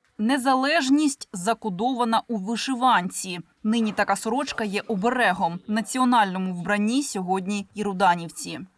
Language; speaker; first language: Ukrainian; native; Ukrainian